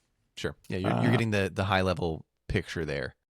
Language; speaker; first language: English; native; English